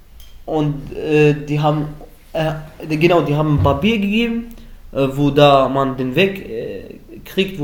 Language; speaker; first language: German; early bilingual, other home language; Arabic